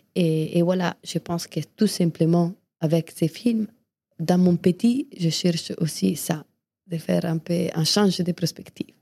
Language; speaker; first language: French; non-native, fluent; Italian